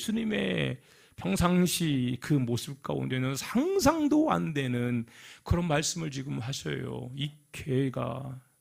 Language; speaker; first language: Korean; native; Korean